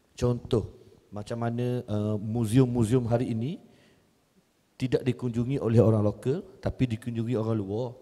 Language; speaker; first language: Malay; native; Malay